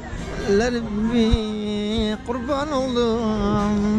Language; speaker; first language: Turkish; native; Turkish